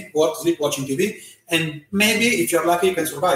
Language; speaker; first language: English; non-native, fluent; Italian